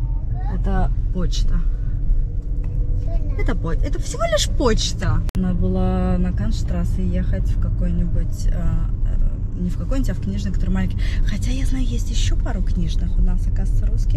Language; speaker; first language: Russian; native; Russian